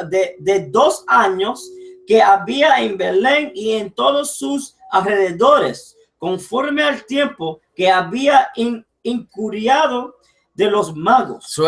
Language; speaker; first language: Spanish; early bilingual, heritage; English